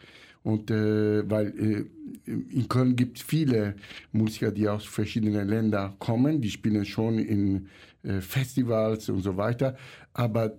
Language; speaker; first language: German; non-native, fluent; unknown